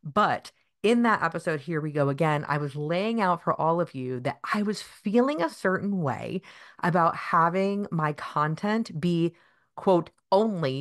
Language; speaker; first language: English; native; English